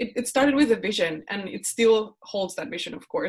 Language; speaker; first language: English; non-native, fluent; Spanish